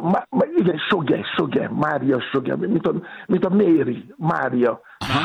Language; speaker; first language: Hungarian; non-native, learner; Yoruba